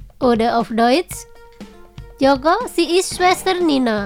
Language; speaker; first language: German; non-native, learner; Indonesian